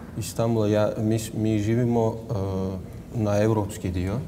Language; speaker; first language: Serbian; non-native, learner; Turkish